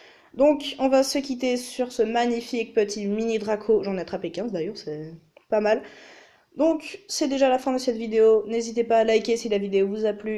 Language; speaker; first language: French; native; French